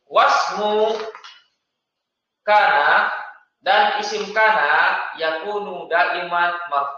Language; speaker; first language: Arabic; non-native, fluent; Indonesian